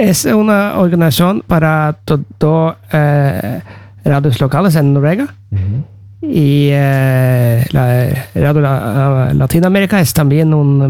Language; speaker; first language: Spanish; non-native, learner; Norwegian